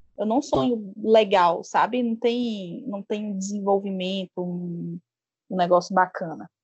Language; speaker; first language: Portuguese; native; Portuguese